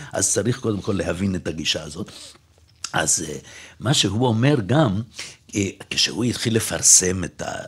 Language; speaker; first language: Hebrew; native; Hebrew